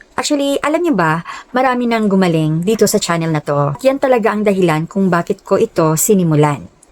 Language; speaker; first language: Filipino; non-native, local second language; Cebuano